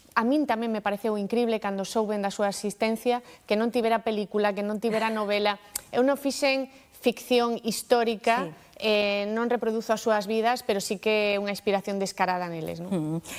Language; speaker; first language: Galician; non-native, local second language; Spanish